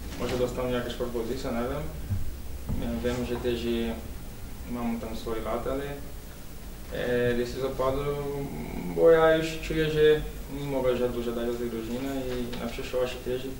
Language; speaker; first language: Polish; non-native, learner; Portuguese